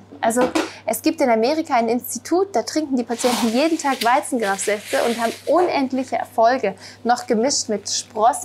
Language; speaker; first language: German; native; German